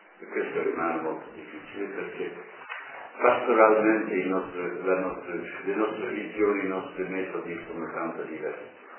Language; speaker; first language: Italian; non-native, fluent; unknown